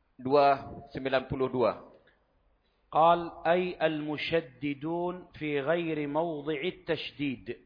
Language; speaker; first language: Arabic; non-native, fluent; Indonesian